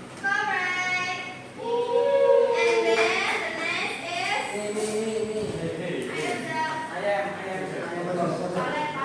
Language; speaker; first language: English; non-native, learner; Indonesian